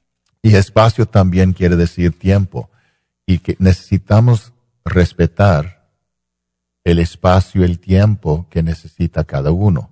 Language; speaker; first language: Spanish; non-native, fluent; English